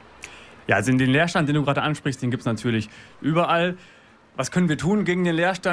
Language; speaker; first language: German; native; German